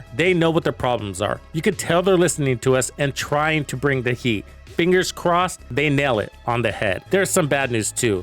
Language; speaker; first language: English; native; English